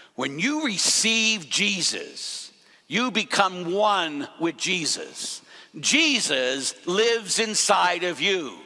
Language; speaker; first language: English; native; English